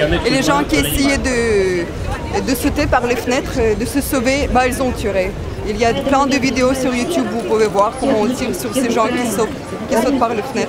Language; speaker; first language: French; non-native, fluent; Russian